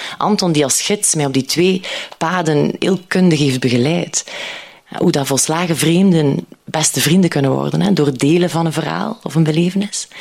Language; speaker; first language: Dutch; native; Dutch